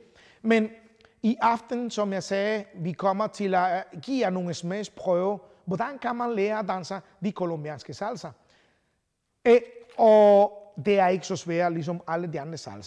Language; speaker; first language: Danish; non-native, fluent; Spanish